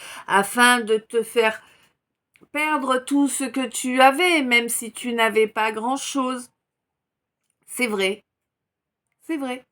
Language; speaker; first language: French; native; French